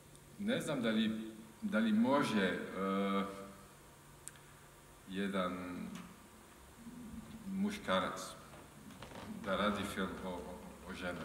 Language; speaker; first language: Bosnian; non-native, learner; French